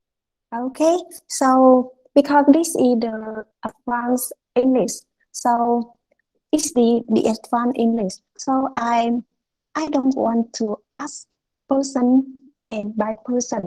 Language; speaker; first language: English; non-native, fluent; Vietnamese